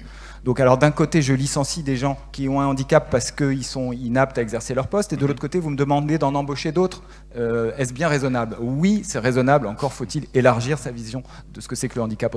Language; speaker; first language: French; native; French